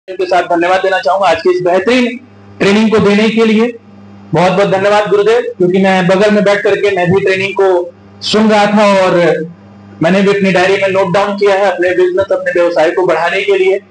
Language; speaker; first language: Hindi; native; Hindi